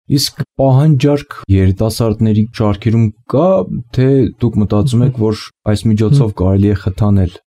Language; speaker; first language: Armenian; native; Armenian